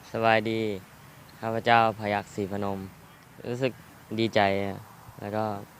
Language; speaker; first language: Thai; early bilingual, other home language; Lao